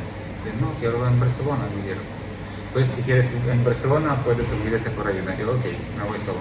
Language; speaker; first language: Spanish; non-native, learner; Ukrainian